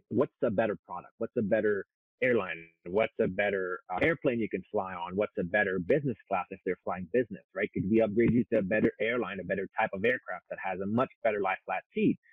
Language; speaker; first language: English; non-native, local second language; French